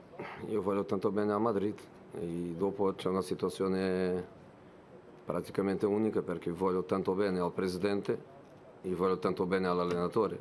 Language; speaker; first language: Italian; non-native, fluent; Portuguese